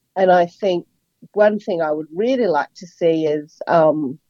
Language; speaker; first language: English; native; English